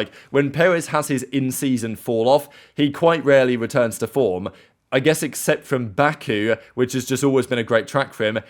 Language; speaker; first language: English; native; English